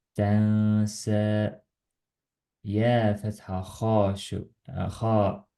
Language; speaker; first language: Arabic; non-native, learner; Estonian